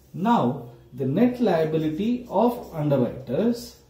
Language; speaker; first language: English; non-native, local second language; Kannada